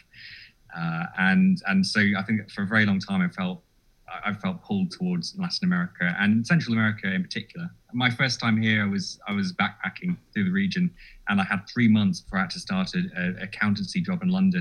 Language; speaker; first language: English; native; English